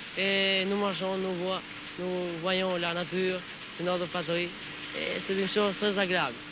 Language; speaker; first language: French; non-native, learner; Albanian